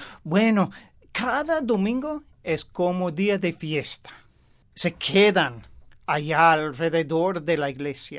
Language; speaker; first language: Spanish; non-native, fluent; English